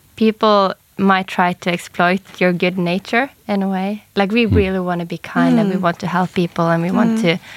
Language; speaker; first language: English; non-native, fluent; Norwegian